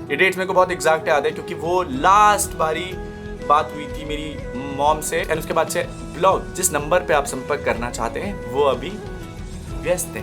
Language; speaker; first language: Hindi; native; Hindi